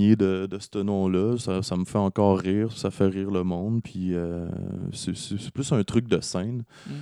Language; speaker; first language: French; native; French